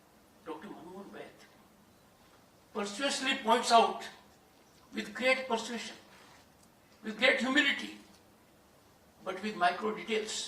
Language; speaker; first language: English; non-native, local second language; Hindi